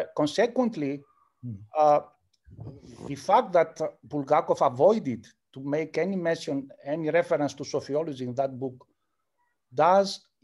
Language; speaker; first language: English; non-native, fluent; Greek